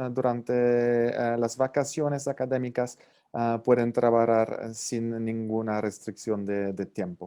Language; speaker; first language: Spanish; non-native, fluent; French